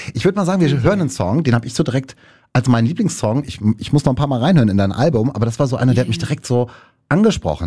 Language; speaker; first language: German; native; German